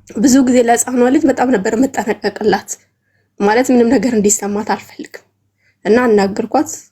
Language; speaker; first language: Amharic; non-native, local second language; Oromo